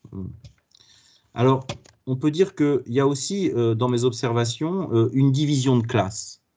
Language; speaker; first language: French; native; French